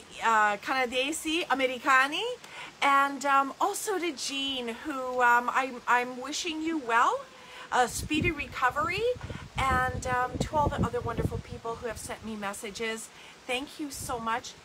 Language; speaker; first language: English; native; English